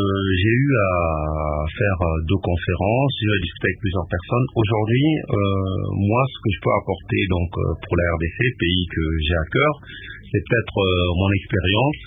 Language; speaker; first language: French; non-native, local second language; Lingala